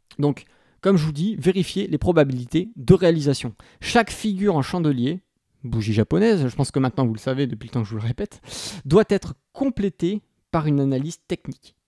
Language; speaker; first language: French; native; French